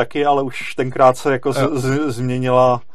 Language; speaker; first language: Czech; native; Czech